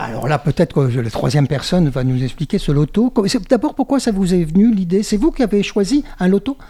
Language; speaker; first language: French; native; French